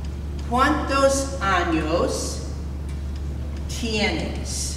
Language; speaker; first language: Spanish; non-native, fluent; English